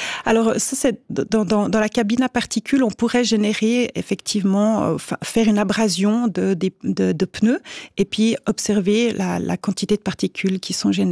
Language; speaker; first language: French; native; French